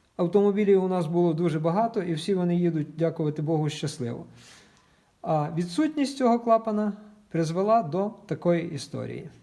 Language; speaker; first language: Ukrainian; native; Ukrainian